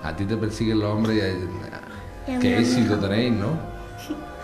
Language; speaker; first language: Spanish; native; Spanish